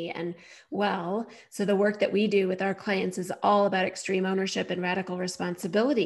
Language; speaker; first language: English; native; English